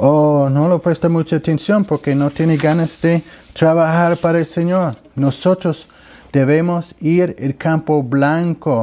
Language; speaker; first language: Spanish; non-native, learner; English